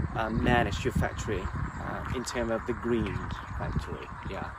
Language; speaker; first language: English; non-native, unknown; Thai